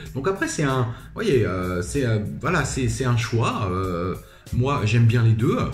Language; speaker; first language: French; native; French